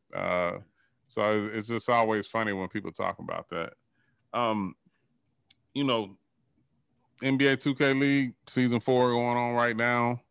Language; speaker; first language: English; native; English